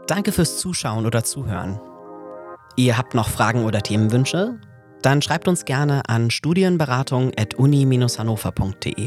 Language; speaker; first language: German; native; German